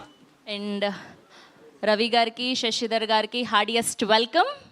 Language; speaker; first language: Telugu; native; Telugu